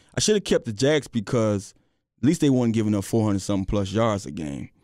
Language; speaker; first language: English; native; English